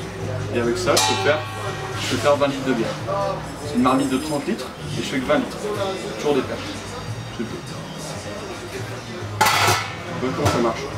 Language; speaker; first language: French; native; French